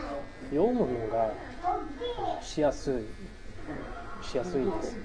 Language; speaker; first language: Japanese; non-native, learner; English